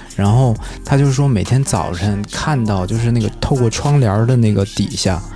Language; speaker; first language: Chinese; native; Chinese